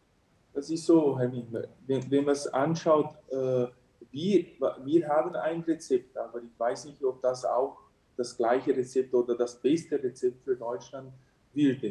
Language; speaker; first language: German; early bilingual, heritage; German